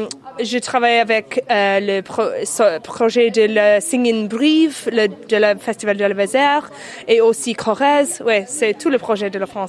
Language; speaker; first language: French; non-native, learner; English